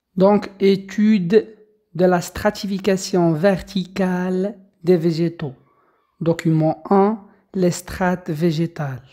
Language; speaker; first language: French; non-native, local second language; Arabic